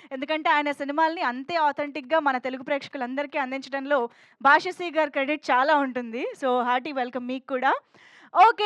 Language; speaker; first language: Telugu; native; Telugu